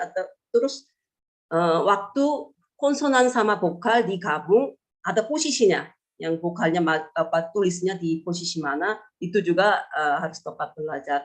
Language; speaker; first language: Indonesian; non-native, fluent; Korean